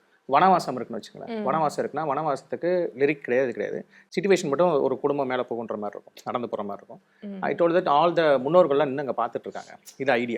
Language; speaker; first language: Tamil; native; Tamil